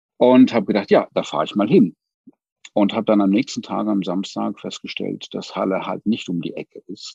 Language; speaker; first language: German; non-native, fluent; English